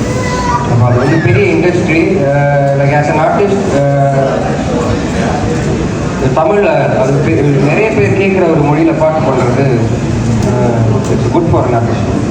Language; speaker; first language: Tamil; early bilingual, heritage; Tamil